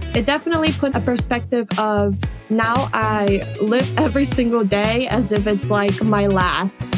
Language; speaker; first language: English; early bilingual, other home language; Polish